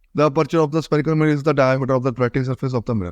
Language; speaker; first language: English; non-native, local second language; Punjabi